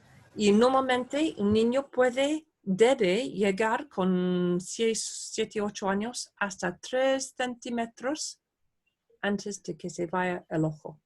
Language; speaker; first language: Spanish; non-native, fluent; English